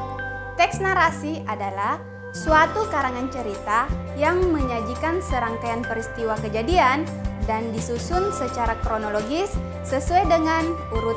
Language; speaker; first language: Indonesian; native; Indonesian